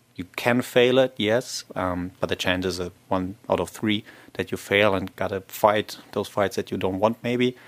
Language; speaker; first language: English; non-native, fluent; German